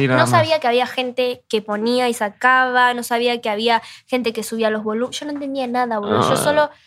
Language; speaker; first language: Spanish; native; Spanish